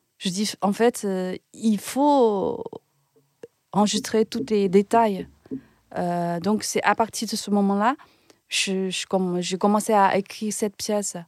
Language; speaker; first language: French; non-native, fluent; Chinese